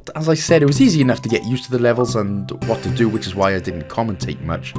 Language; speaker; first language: English; native; English